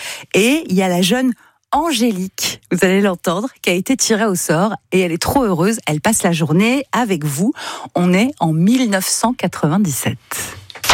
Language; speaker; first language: French; native; French